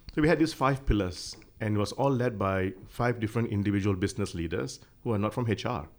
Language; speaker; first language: English; non-native, local second language; Tamil